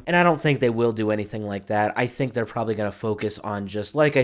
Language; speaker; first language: English; native; English